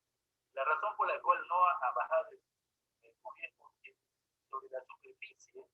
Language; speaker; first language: Spanish; native; Spanish